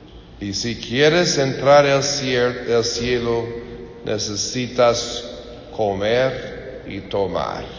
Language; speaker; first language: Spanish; non-native, learner; English